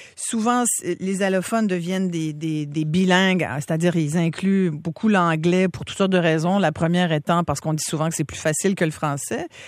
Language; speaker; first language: French; native; French